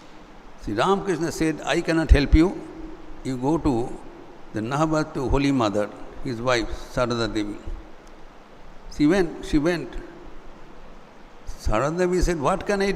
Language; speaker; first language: English; non-native, local second language; Hindi